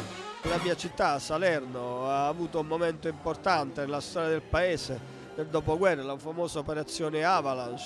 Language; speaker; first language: Italian; native; Italian